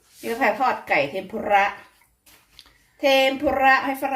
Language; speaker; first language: Thai; non-native, local second language; Lao